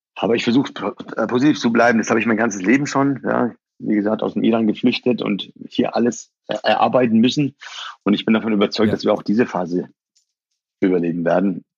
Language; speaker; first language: German; early bilingual, other home language; Persian